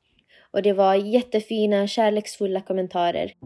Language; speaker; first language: Swedish; non-native, fluent; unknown